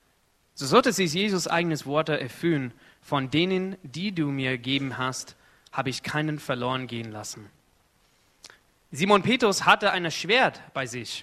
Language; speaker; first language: German; non-native, fluent; Arabic